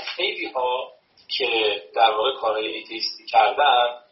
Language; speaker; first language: Persian; native; Persian